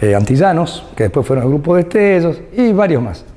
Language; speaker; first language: Spanish; native; Spanish